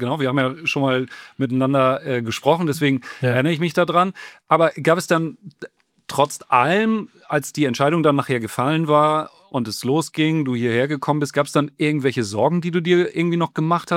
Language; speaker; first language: German; native; German